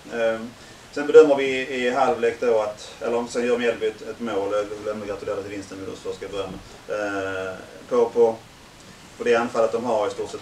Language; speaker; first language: Swedish; native; Swedish